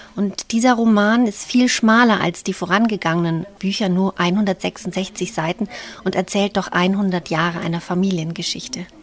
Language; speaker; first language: German; native; German